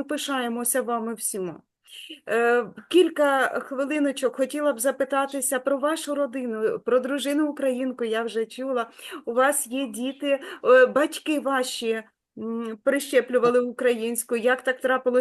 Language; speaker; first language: Ukrainian; native; Ukrainian